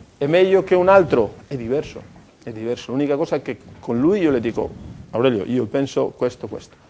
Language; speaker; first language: Italian; non-native, fluent; Spanish